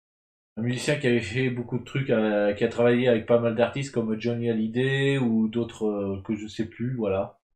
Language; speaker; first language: French; native; French